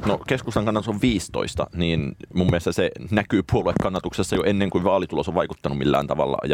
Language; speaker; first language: Finnish; native; Finnish